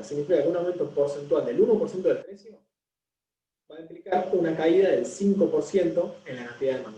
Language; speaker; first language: Spanish; native; Spanish